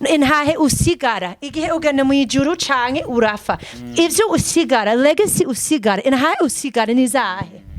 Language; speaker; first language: Rundi; non-native, fluent; English